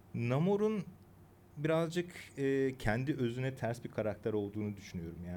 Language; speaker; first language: Turkish; early bilingual, other home language; Korean